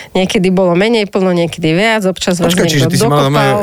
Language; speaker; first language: Slovak; native; Slovak